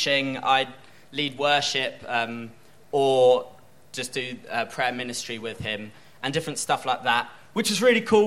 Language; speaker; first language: English; native; English